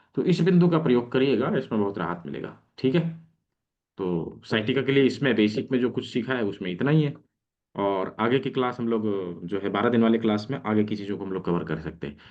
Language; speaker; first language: Hindi; native; Hindi